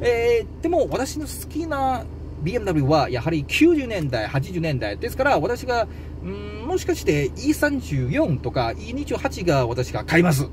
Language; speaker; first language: Japanese; non-native, learner; Chinese